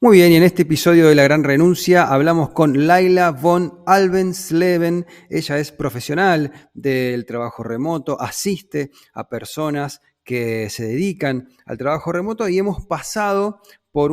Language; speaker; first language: Spanish; native; Spanish